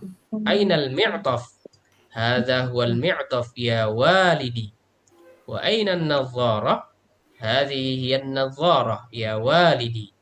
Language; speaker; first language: Arabic; non-native, fluent; Indonesian